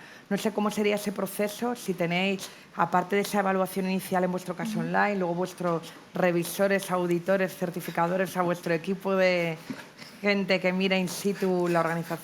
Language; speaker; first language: Spanish; native; Spanish